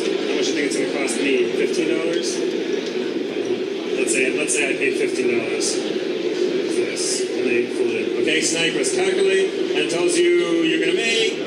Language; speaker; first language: English; native; English